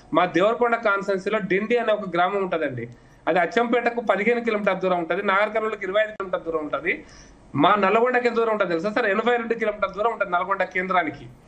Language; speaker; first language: Telugu; native; Telugu